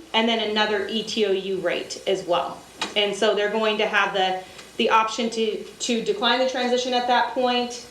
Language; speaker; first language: English; native; English